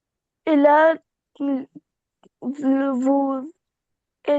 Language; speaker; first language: French; non-native, learner; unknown